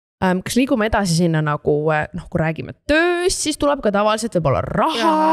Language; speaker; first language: Estonian; native; Estonian